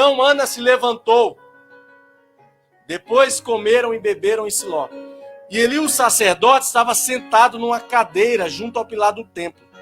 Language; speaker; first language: Portuguese; native; Portuguese